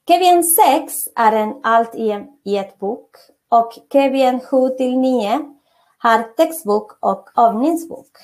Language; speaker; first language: Swedish; non-native, fluent; Spanish